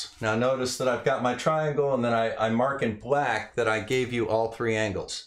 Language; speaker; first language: English; native; English